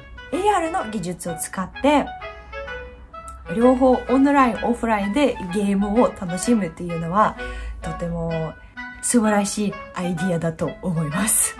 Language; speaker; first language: Japanese; non-native, fluent; Russian